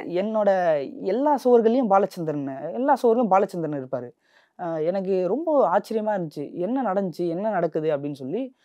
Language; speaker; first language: Tamil; native; Tamil